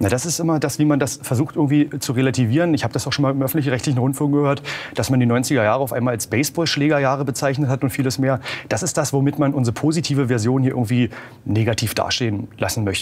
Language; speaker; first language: German; native; German